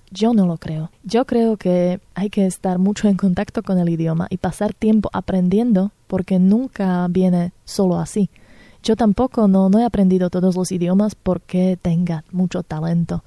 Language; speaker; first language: Spanish; non-native, fluent; Slovak